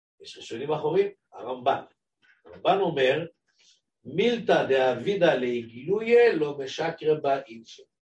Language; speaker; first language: Hebrew; native; Hebrew